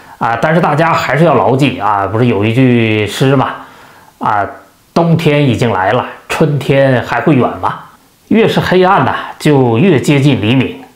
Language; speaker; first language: Chinese; native; Chinese